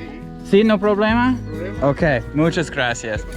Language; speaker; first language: Spanish; non-native, learner; English